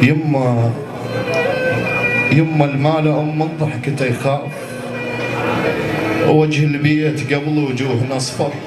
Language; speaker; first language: Arabic; native; Arabic